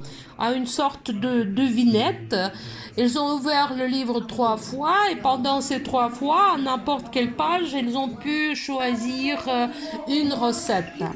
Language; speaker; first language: French; non-native, fluent; Russian